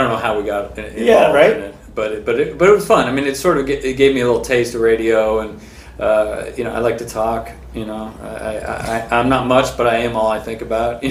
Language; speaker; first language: English; native; English